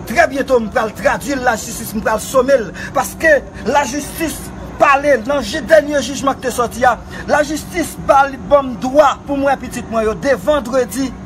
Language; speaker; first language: French; non-native, learner; Haitian Creole